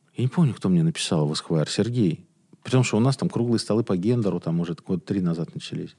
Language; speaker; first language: Russian; native; Russian